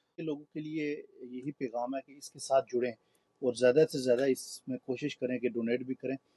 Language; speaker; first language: Urdu; non-native, local second language; Pahari-Potwari